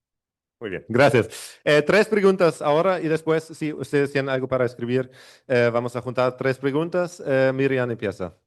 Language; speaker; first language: Spanish; non-native, fluent; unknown